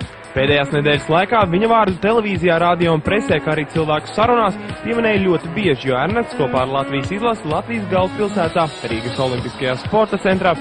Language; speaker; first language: Latvian; native; Latvian